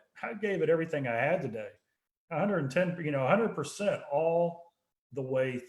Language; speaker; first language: English; native; English